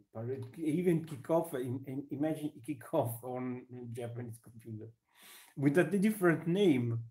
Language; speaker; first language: English; non-native, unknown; Italian